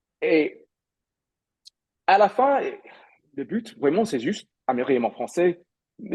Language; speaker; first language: French; non-native, fluent; English